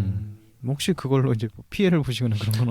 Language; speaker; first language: Korean; native; Korean